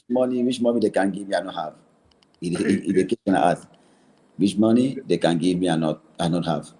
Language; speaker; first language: English; non-native, learner; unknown